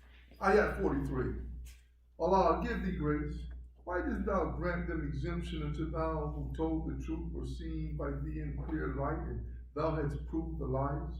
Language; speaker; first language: English; native; English